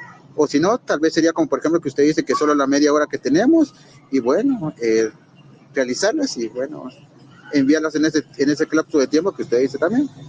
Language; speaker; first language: Spanish; native; Spanish